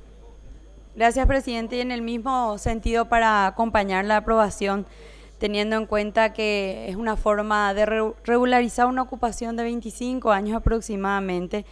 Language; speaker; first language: Spanish; native; Spanish